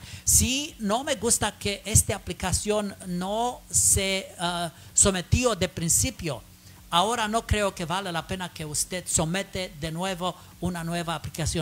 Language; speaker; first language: Spanish; non-native, learner; English